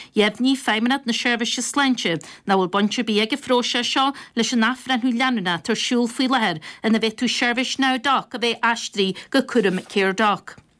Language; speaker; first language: Irish; native; Irish